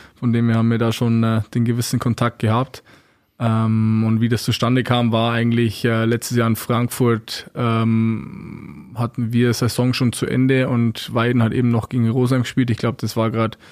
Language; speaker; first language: German; native; German